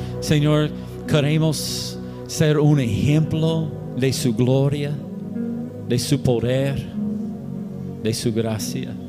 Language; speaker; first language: Spanish; non-native, learner; English